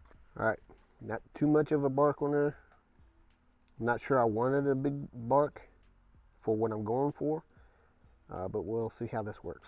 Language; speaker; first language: English; native; English